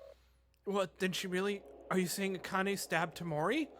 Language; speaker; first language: English; native; English